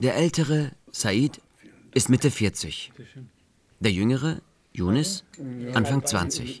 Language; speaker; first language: German; native; German